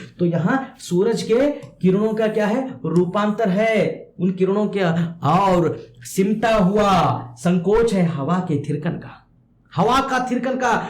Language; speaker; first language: Hindi; non-native, local second language; Kannada